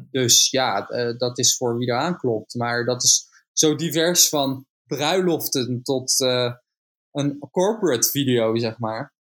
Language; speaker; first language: Dutch; native; Dutch